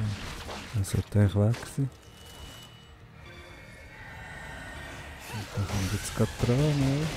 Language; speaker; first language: German; native; German